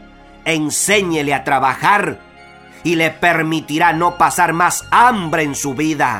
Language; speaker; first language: Spanish; native; Spanish